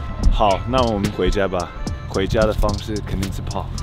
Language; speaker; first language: Chinese; early bilingual, other home language; English